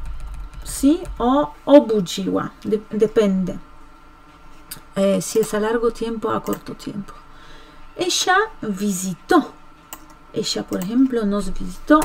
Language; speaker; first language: Spanish; non-native, fluent; Polish